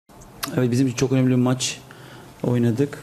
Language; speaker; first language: Turkish; native; Turkish